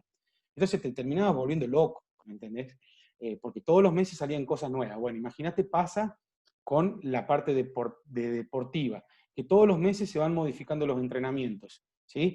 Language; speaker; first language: Spanish; native; Spanish